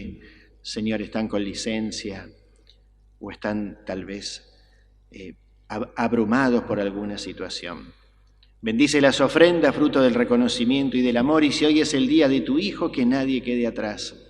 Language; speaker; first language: Spanish; native; Spanish